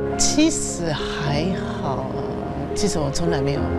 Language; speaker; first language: Chinese; non-native, fluent; Japanese